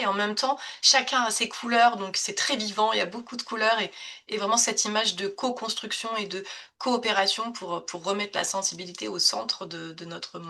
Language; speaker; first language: French; native; French